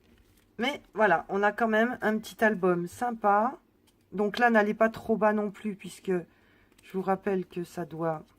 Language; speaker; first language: French; native; French